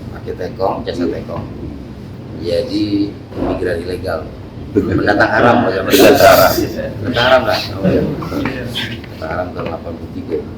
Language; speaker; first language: Indonesian; non-native, local second language; Minangkabau